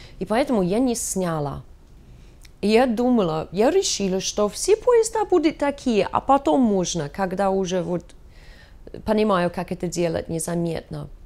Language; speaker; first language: Russian; non-native, fluent; English